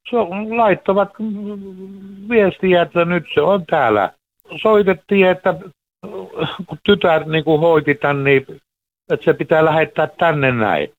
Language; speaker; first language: Finnish; native; Finnish